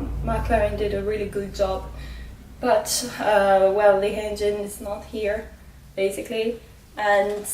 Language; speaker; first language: English; non-native, fluent; French